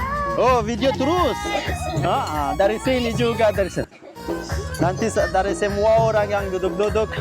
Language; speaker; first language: Indonesian; non-native, learner; Persian